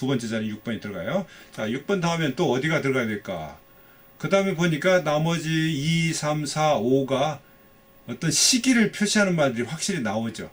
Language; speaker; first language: Korean; native; Korean